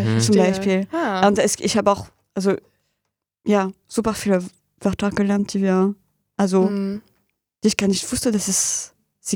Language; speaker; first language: German; non-native, fluent; French